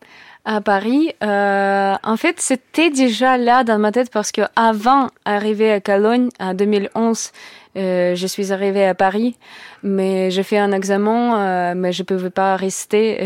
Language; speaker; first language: French; non-native, learner; Russian